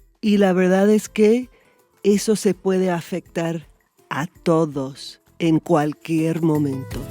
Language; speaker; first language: Spanish; non-native, fluent; English